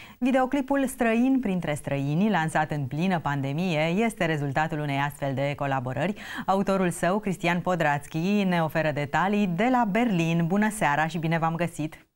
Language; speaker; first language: Romanian; native; Romanian